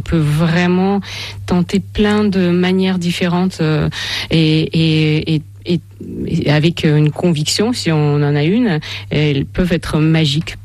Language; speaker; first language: French; non-native, fluent; Russian